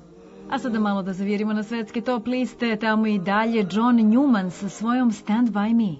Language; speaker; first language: Serbian; native; Serbian